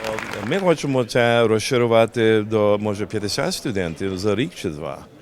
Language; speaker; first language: Ukrainian; early bilingual, heritage; Ukrainian